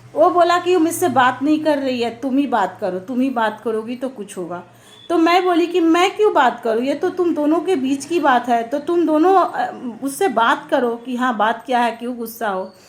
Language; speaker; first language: Hindi; native; Hindi